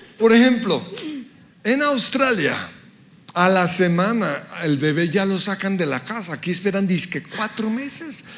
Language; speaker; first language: Spanish; early bilingual, other home language; English